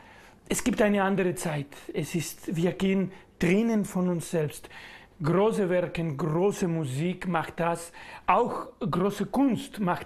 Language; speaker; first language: German; non-native, learner; Spanish